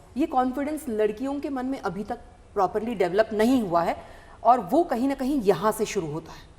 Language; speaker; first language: Hindi; non-native, local second language; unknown